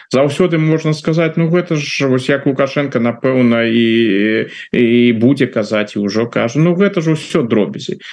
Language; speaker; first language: Belarusian; non-native, local second language; Russian